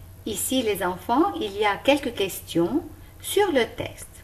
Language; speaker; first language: French; non-native, local second language; Arabic